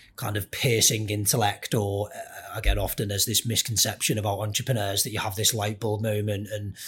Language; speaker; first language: English; native; English